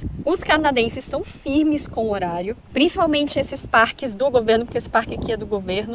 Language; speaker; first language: Portuguese; native; Portuguese